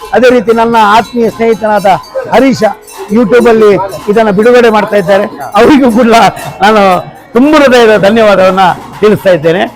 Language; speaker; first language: Kannada; native; Kannada